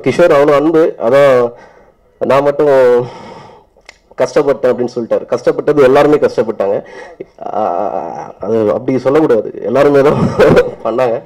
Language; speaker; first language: Tamil; native; Tamil